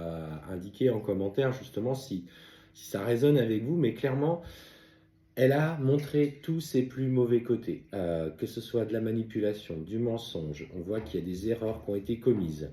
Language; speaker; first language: French; native; French